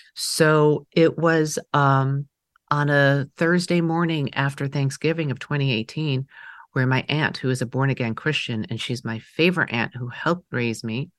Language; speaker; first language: English; early bilingual, other home language; Chinese